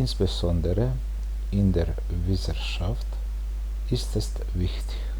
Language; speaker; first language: German; non-native, fluent; Serbian